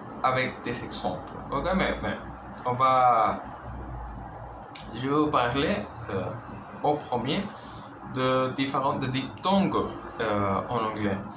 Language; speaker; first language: French; non-native, learner; Spanish